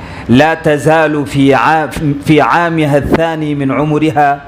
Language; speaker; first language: Arabic; non-native, fluent; Urdu